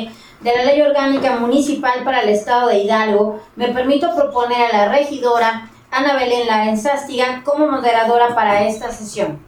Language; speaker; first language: Spanish; native; Spanish